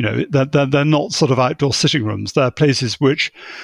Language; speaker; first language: English; native; English